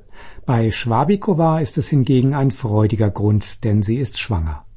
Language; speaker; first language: German; native; German